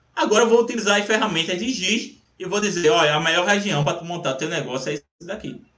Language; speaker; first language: Portuguese; native; Portuguese